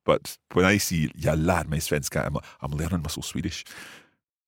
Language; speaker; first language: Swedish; non-native, learner; English